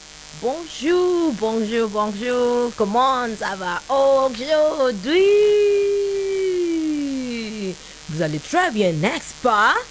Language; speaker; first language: French; non-native, fluent; Yoruba